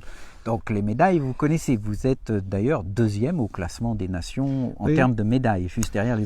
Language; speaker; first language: French; native; French